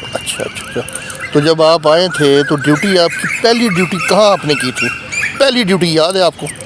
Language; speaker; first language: Urdu; native; Urdu